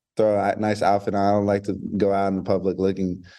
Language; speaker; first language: English; native; English